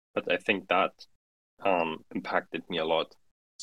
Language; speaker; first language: English; non-native, fluent; German